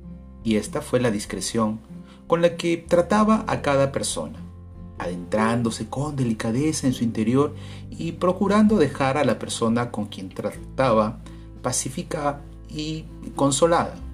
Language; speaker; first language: Spanish; native; Spanish